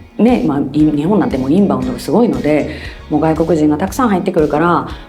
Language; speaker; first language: Japanese; native; Japanese